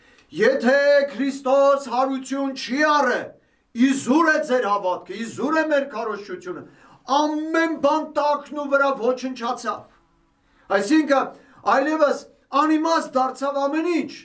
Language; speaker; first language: Armenian; native; Armenian